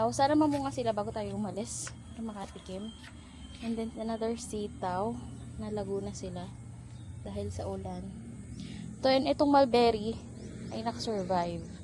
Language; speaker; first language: Filipino; native; Filipino